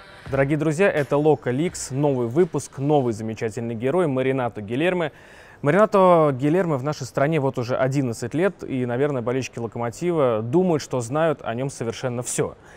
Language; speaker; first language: Russian; native; Russian